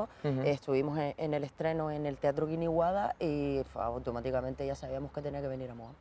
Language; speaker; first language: Spanish; native; Spanish